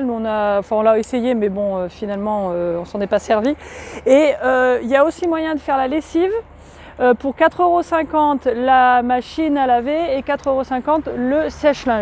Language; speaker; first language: French; native; French